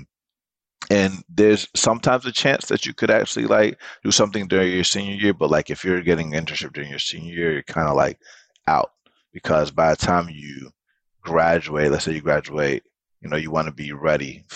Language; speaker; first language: English; native; English